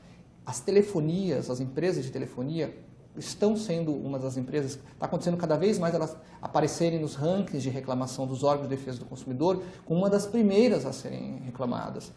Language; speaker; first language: Portuguese; native; Portuguese